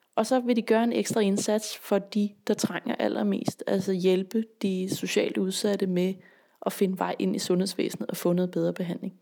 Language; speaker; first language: Danish; native; Danish